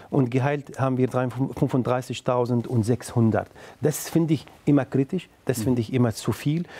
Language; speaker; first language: German; non-native, fluent; Arabic